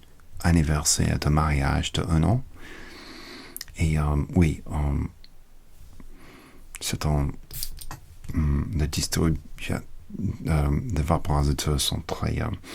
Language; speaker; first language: French; non-native, learner; English